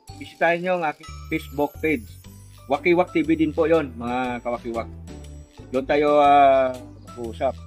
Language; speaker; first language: Filipino; non-native, local second language; Cebuano